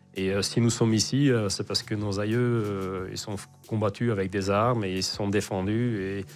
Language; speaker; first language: French; non-native, fluent; Hungarian